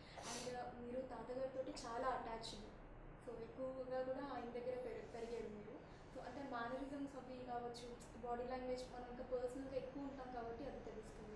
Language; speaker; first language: Telugu; native; Telugu